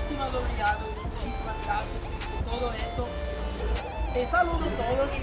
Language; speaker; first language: Spanish; non-native, learner; Portuguese